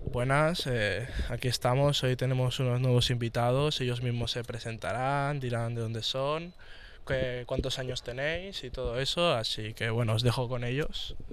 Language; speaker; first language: Spanish; native; Spanish